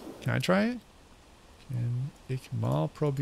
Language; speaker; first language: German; non-native, learner; English